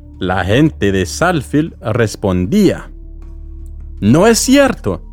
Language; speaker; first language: Spanish; non-native, fluent; English